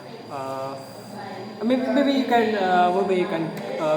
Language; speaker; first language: English; non-native, learner; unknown